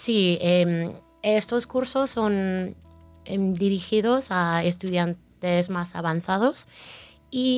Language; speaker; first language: Spanish; non-native, fluent; English